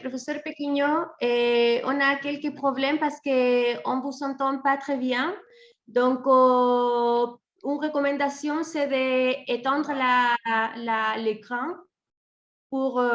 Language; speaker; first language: French; non-native, fluent; Spanish